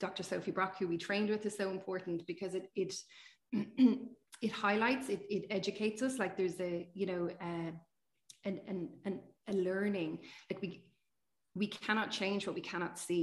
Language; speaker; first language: English; native; English